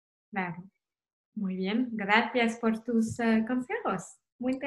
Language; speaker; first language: Spanish; non-native, fluent; French